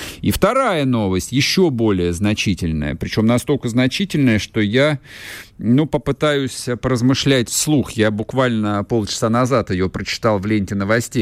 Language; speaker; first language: Russian; native; Russian